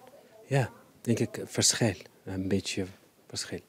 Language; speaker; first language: Dutch; non-native, learner; Arabic